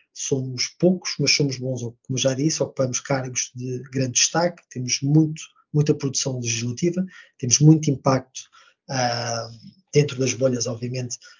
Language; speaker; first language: Portuguese; native; Portuguese